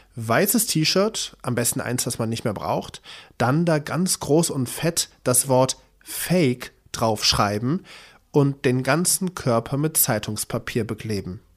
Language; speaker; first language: German; native; German